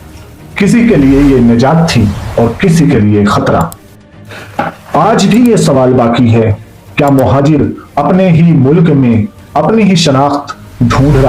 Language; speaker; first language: Urdu; native; Urdu